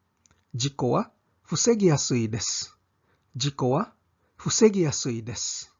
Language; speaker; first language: Japanese; non-native, fluent; English